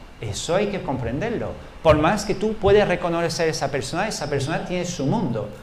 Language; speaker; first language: Spanish; non-native, fluent; French